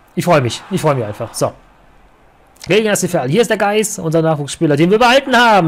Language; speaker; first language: German; native; German